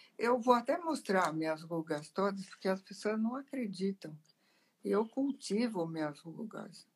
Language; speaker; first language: Portuguese; early bilingual, other home language; Italian